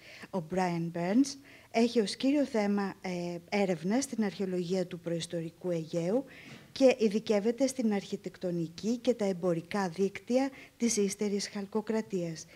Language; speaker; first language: Greek; native; Greek